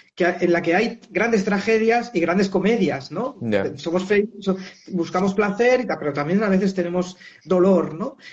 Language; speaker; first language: Spanish; native; Spanish